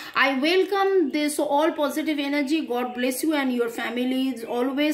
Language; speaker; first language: English; non-native, local second language; Bangla